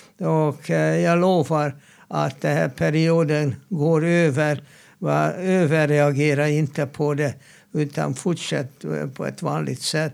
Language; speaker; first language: Swedish; non-native, fluent; Hungarian